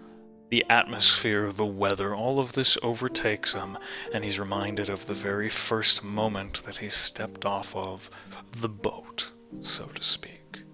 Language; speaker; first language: English; native; English